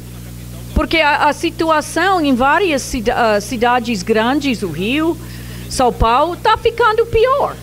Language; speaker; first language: Portuguese; non-native, fluent; English